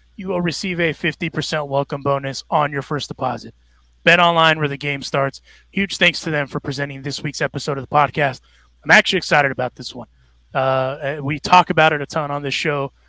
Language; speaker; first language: English; early bilingual, other home language; Spanish